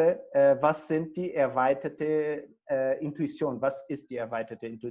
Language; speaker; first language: German; non-native, fluent; Portuguese